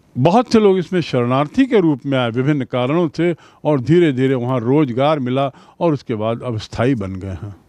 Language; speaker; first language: Hindi; native; Hindi